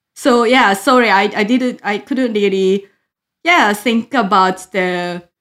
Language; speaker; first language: English; non-native, fluent; Japanese